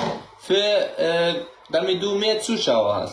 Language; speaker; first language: German; non-native, learner; Central Kurdish